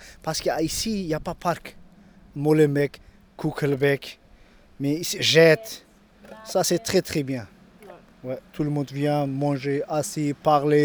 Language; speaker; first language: French; non-native, learner; Turkish